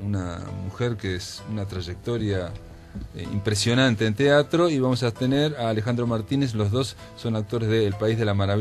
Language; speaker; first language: Spanish; native; Spanish